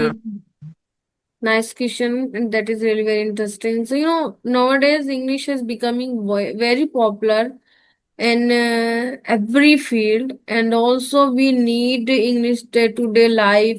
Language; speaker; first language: English; non-native, learner; Hindi